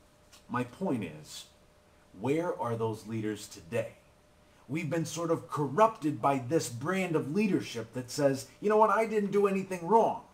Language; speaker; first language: English; native; English